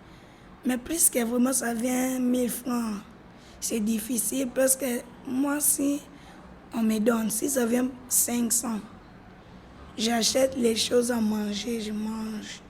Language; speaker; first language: French; non-native, learner; Lingala